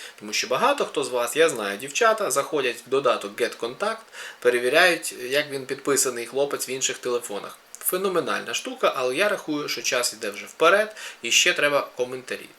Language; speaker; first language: Ukrainian; native; Ukrainian